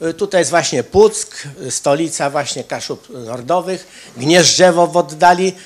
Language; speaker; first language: Polish; native; Polish